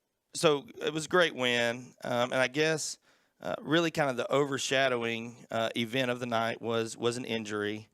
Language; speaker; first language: English; native; English